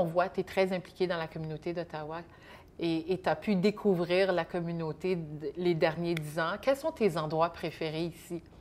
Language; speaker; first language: French; native; French